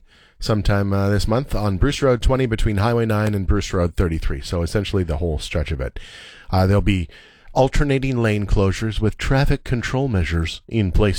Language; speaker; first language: English; native; English